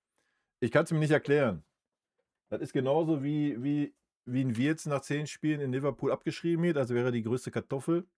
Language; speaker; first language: German; native; German